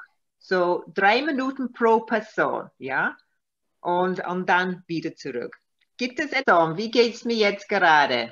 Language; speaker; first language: German; non-native, learner; Maltese